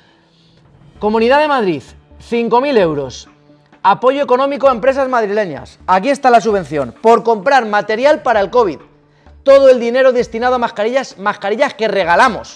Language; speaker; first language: Spanish; native; Spanish